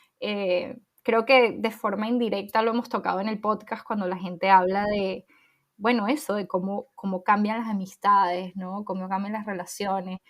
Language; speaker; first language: Spanish; native; Spanish